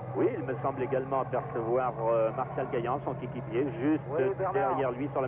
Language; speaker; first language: French; native; French